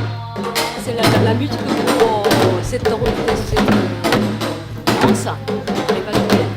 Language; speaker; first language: French; non-native, fluent; Korean